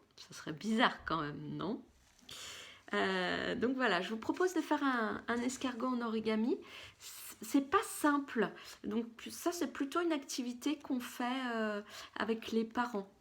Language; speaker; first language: French; native; French